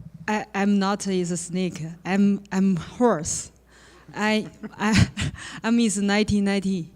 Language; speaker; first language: English; non-native, learner; Chinese